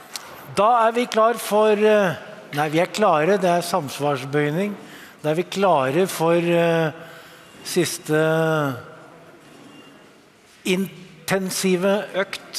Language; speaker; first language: Norwegian; native; Norwegian